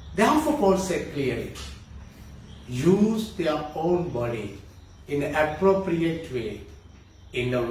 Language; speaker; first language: English; non-native, local second language; Tamil